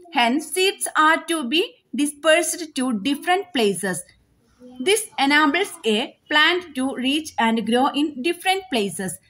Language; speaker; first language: English; non-native, local second language; Malayalam